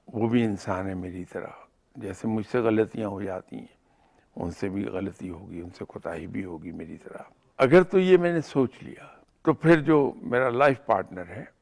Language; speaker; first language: Urdu; native; Urdu